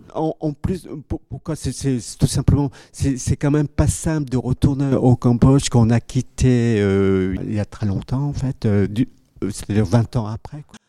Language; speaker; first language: French; early bilingual, other home language; Khmer